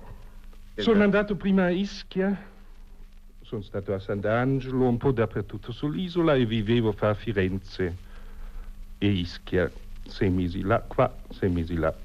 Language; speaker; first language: Italian; non-native, fluent; German